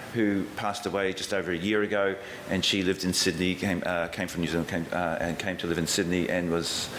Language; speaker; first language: English; native; English